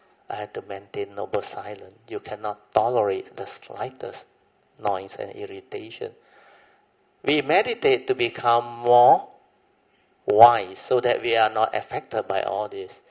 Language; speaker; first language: English; non-native, local second language; Min Nan Chinese